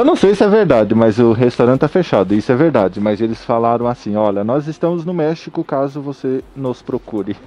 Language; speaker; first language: Portuguese; native; Portuguese